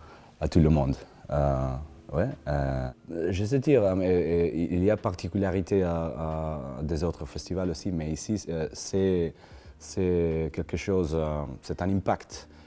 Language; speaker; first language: French; non-native, learner; Spanish